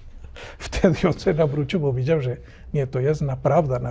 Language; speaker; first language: Polish; non-native, learner; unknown